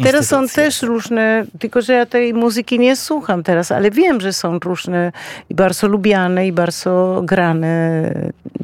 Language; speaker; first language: Polish; non-native, fluent; Spanish